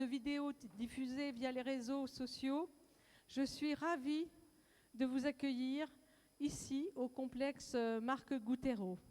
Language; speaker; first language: French; native; French